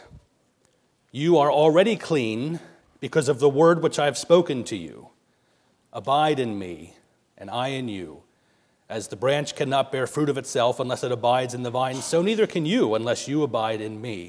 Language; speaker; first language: English; native; English